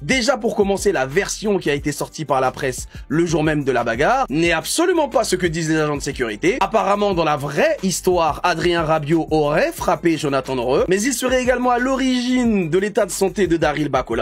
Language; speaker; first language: French; native; French